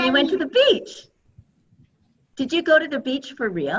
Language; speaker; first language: English; native; English